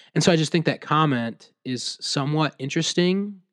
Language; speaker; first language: English; native; English